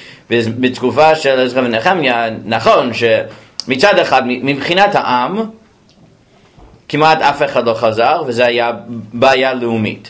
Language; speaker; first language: Hebrew; non-native, fluent; English